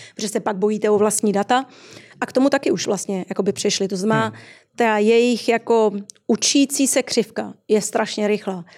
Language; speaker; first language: Czech; native; Czech